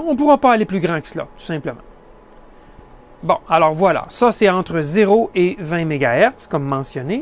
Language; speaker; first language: French; native; French